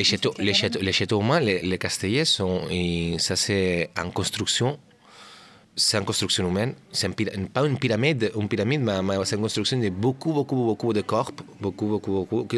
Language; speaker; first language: French; non-native, learner; Catalan